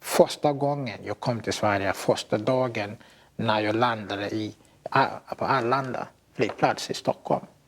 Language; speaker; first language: Swedish; non-native, fluent; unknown